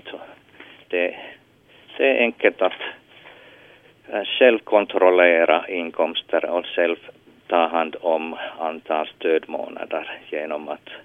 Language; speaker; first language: Swedish; non-native, local second language; Finnish